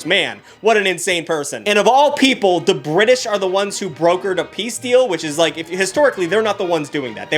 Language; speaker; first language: English; native; English